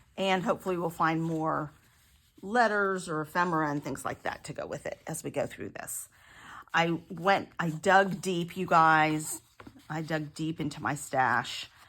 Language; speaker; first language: English; native; English